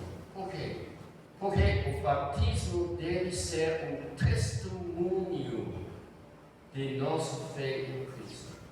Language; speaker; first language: Portuguese; non-native, fluent; English